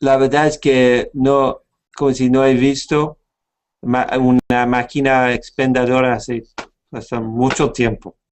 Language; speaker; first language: Spanish; non-native, fluent; English